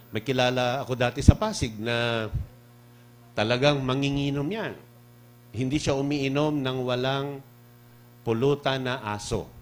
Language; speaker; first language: Filipino; non-native, local second language; Cebuano